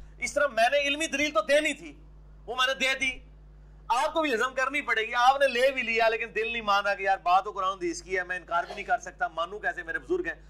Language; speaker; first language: Urdu; non-native, local second language; Punjabi